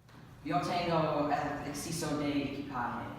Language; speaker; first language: Spanish; non-native, learner; English